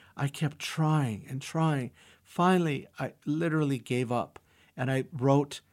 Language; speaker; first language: English; early bilingual, other home language; Russian